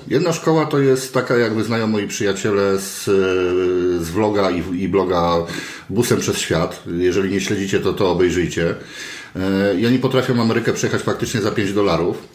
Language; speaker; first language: Polish; native; Polish